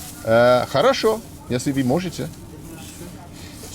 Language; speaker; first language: Russian; non-native, learner; English